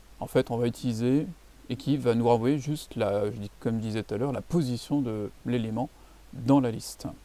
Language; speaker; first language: French; native; French